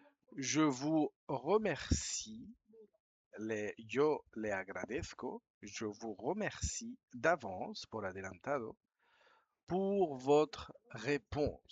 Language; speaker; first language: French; non-native, fluent; Spanish